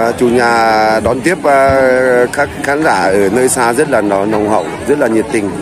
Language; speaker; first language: Vietnamese; non-native, local second language; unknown